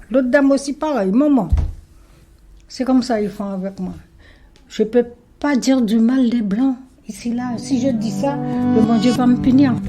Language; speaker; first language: French; non-native, local second language; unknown